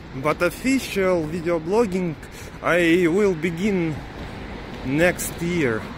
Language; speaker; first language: English; non-native, learner; Russian